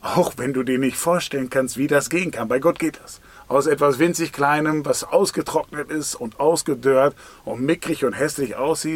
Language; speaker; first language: German; native; German